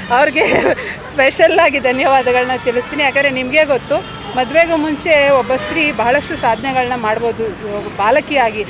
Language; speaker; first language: Kannada; native; Kannada